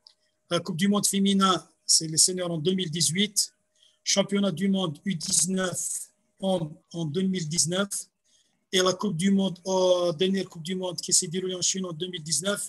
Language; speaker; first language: French; non-native, local second language; Arabic